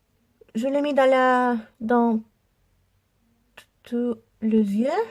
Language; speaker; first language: French; non-native, learner; Italian